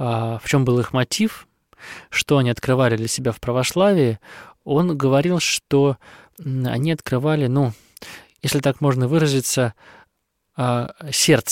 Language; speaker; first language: Russian; native; Russian